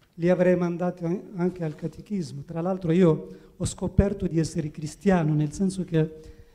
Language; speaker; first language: Italian; non-native, fluent; Arabic